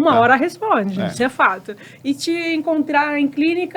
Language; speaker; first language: Portuguese; native; Portuguese